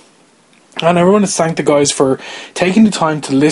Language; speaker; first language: English; native; English